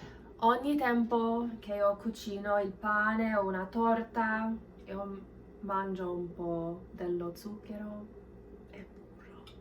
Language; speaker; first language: Italian; non-native, learner; English